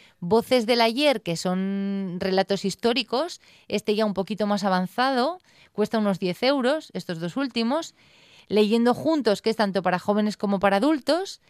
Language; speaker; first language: Spanish; native; Spanish